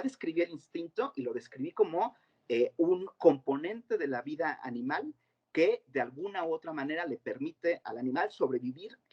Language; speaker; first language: Spanish; native; Spanish